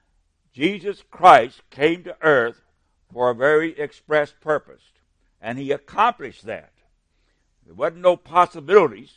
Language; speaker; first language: English; native; English